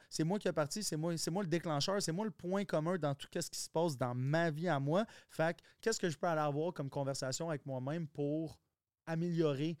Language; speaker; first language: French; early bilingual, other home language; English